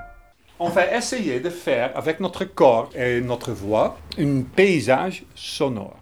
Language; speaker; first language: French; non-native, fluent; Dutch